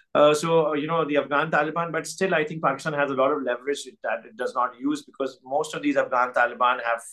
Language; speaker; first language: English; non-native, local second language; Urdu